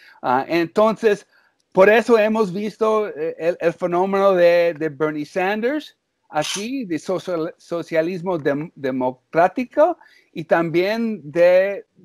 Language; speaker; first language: Spanish; early bilingual, heritage; English